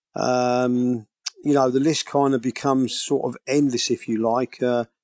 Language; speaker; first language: English; native; English